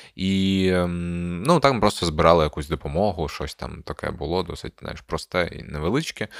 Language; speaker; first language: Ukrainian; non-native, local second language; Russian